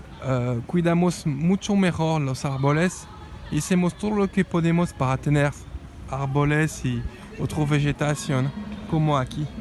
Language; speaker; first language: Spanish; non-native, fluent; French